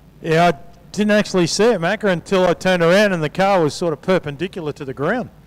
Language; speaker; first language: English; native; English